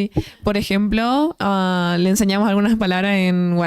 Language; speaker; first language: Spanish; native; Spanish